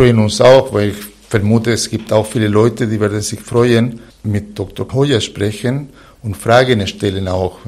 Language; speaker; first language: German; non-native, fluent; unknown